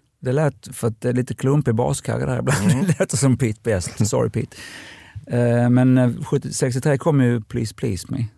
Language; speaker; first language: Swedish; native; Swedish